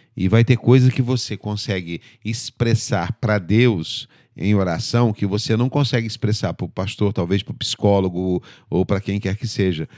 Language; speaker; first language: Portuguese; native; Portuguese